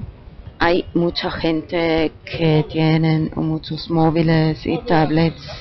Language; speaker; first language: Spanish; non-native, fluent; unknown